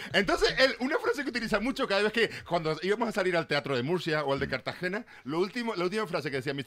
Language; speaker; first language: Spanish; native; Spanish